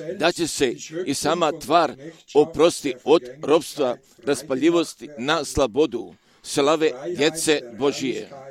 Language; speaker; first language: Croatian; early bilingual, heritage; Croatian